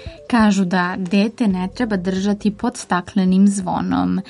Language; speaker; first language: Serbian; native; Serbian